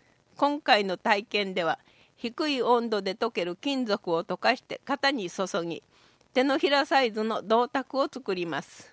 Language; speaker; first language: Japanese; native; Japanese